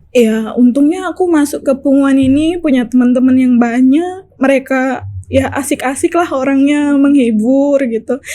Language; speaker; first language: Indonesian; native; Indonesian